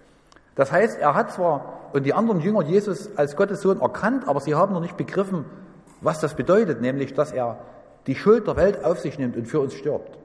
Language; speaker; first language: German; native; German